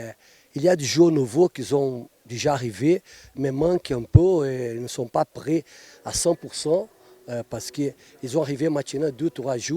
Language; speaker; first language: French; non-native, fluent; Portuguese